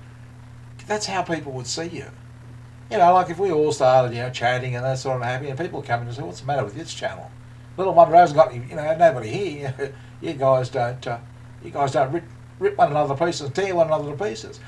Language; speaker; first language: English; native; English